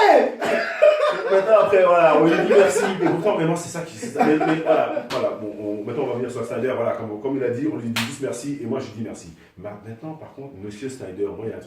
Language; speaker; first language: French; native; French